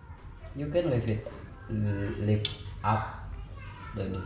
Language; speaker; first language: English; non-native, fluent; Indonesian